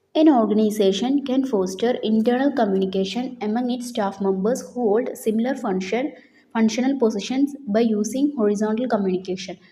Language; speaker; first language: English; non-native, local second language; Malayalam